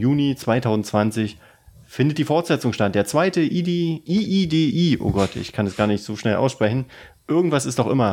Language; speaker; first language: German; native; German